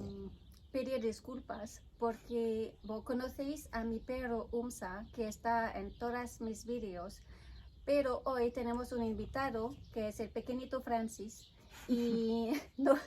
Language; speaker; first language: Spanish; non-native, fluent; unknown